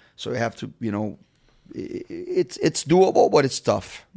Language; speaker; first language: English; non-native, fluent; Portuguese